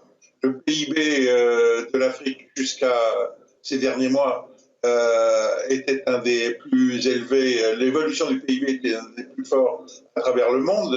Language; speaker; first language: French; native; French